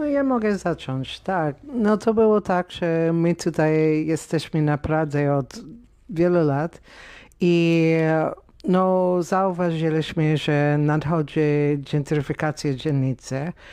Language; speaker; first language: Polish; non-native, fluent; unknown